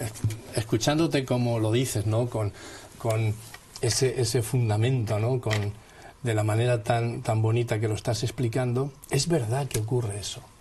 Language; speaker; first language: Spanish; native; Spanish